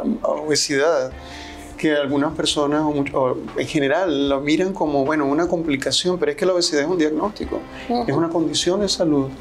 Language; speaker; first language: Spanish; native; Spanish